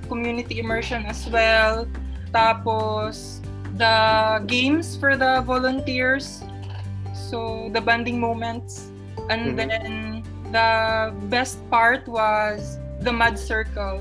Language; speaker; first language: English; non-native, local second language; Cebuano